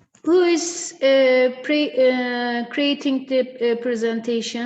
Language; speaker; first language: English; non-native, fluent; Turkish